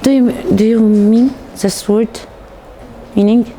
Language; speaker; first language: English; non-native, fluent; Arabic